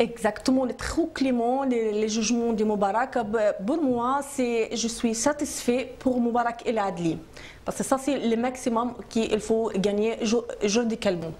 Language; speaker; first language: French; non-native, learner; Arabic